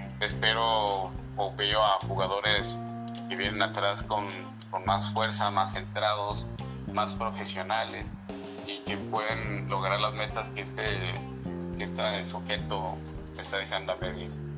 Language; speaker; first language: Spanish; native; Spanish